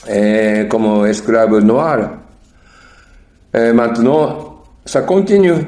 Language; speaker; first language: French; non-native, learner; Japanese